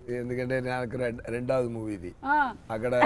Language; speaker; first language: Telugu; non-native, learner; Tamil